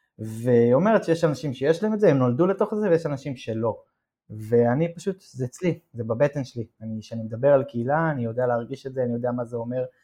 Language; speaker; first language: Hebrew; native; Hebrew